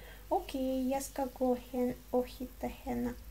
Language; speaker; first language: Swedish; non-native, learner; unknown